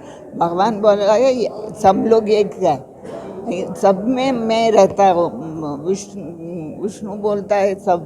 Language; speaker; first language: Hindi; non-native, local second language; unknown